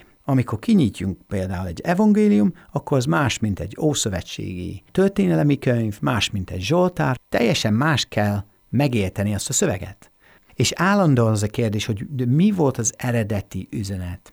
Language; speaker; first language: Hungarian; non-native, fluent; English